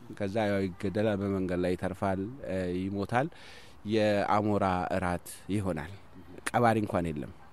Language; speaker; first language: Amharic; non-native, local second language; Somali